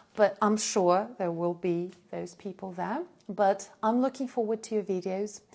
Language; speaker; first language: English; non-native, fluent; Russian